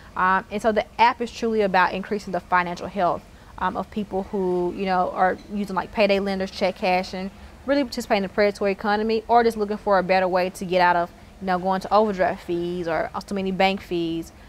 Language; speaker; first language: English; native; English